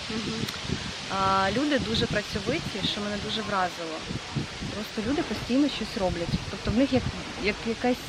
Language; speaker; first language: Ukrainian; native; Ukrainian